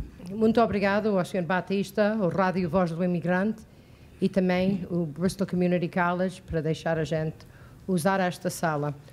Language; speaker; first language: Portuguese; early bilingual, heritage; Portuguese